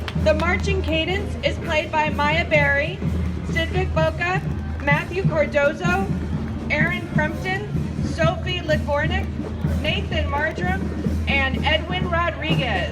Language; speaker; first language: English; native; English